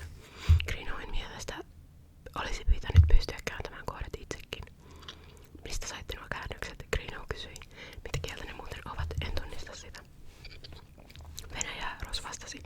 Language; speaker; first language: Finnish; native; Finnish